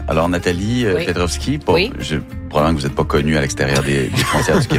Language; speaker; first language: French; native; French